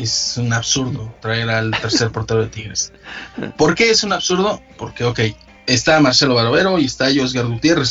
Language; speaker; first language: Spanish; native; Spanish